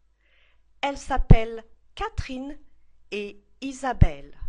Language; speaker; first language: French; non-native, fluent; English